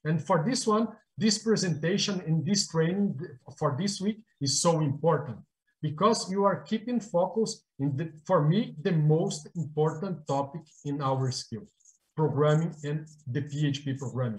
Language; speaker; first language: English; non-native, fluent; Portuguese